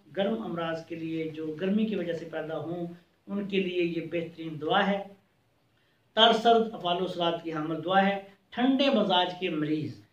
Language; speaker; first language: Urdu; non-native, local second language; Punjabi